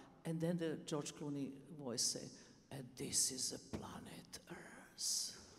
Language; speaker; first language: English; non-native, fluent; Serbian